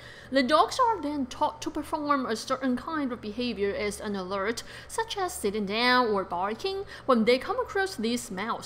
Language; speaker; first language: English; non-native, fluent; Chinese